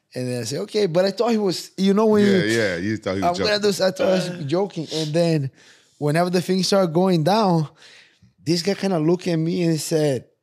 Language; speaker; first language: English; non-native, fluent; Portuguese